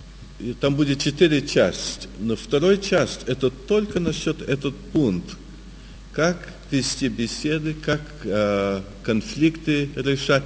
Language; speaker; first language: Russian; early bilingual, heritage; Russian